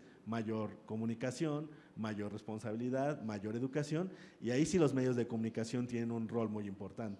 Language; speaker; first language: Spanish; native; Spanish